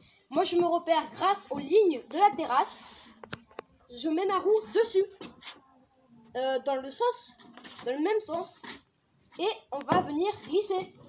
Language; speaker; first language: French; native; French